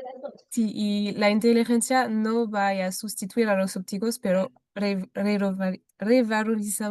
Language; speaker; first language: Spanish; non-native, fluent; French